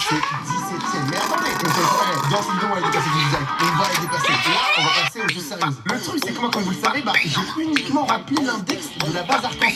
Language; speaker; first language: French; native; French